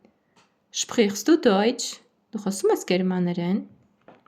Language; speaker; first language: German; non-native, fluent; Armenian